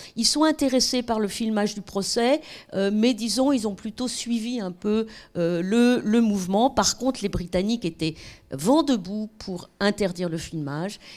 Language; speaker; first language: French; native; French